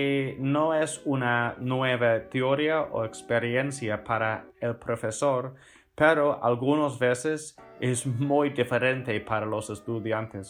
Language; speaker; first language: Spanish; non-native, fluent; English